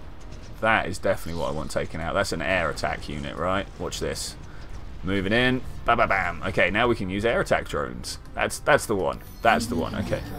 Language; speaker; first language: English; native; English